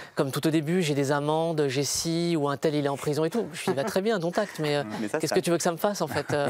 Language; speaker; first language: French; native; French